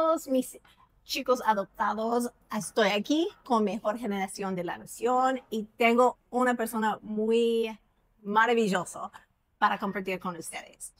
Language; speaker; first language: Spanish; non-native, fluent; English